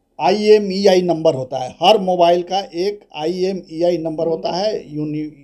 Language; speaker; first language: Hindi; native; Hindi